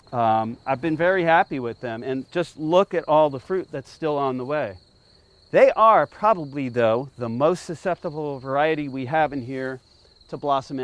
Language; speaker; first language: English; native; English